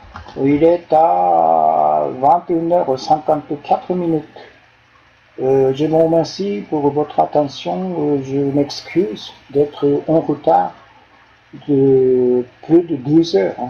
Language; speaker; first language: French; non-native, fluent; Japanese